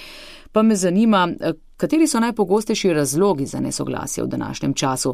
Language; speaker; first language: Slovenian; native; Slovenian